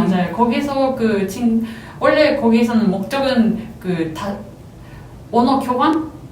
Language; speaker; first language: Korean; non-native, fluent; Japanese